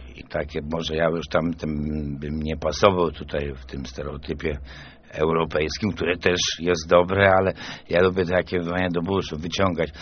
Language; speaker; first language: Polish; native; Polish